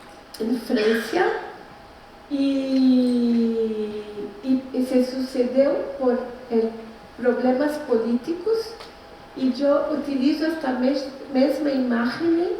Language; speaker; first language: Spanish; non-native, learner; Portuguese